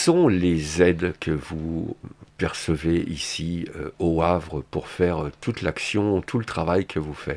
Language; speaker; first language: French; native; French